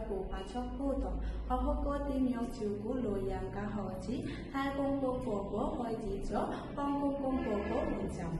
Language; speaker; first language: Cantonese; non-native, learner; Bangla